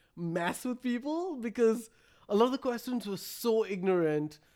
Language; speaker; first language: English; non-native, local second language; Malayalam